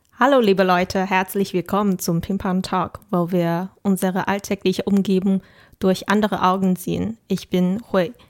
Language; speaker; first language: German; non-native, fluent; Chinese